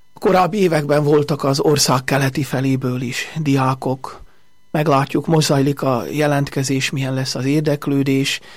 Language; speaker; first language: Hungarian; native; Hungarian